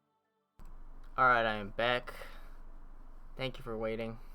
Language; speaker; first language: English; native; English